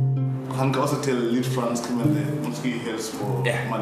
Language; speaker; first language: Danish; non-native, fluent; Mandingo